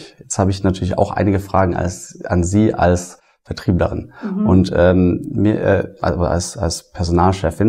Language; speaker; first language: German; native; German